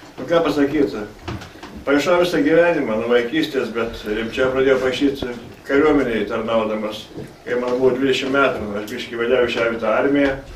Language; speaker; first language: Lithuanian; native; Lithuanian